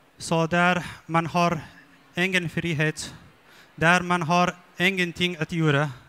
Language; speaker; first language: Swedish; non-native, learner; Persian